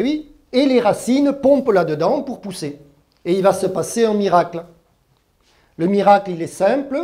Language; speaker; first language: French; early bilingual, other home language; German